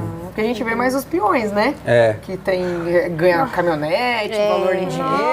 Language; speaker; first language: Portuguese; native; Portuguese